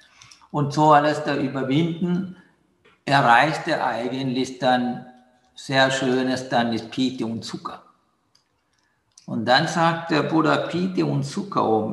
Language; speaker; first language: German; non-native, fluent; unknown